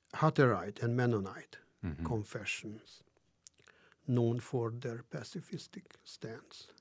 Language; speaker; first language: English; non-native, fluent; Hungarian